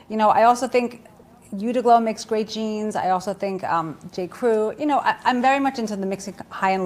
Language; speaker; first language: English; native; English